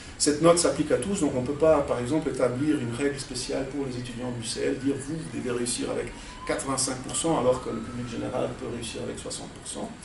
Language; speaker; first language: French; non-native, fluent; Portuguese